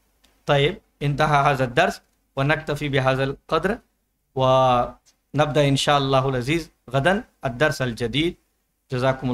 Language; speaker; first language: Arabic; non-native, learner; Urdu